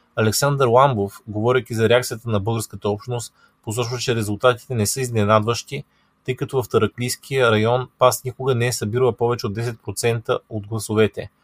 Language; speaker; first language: Bulgarian; native; Bulgarian